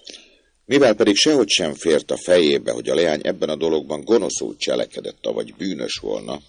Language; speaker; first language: Hungarian; native; Hungarian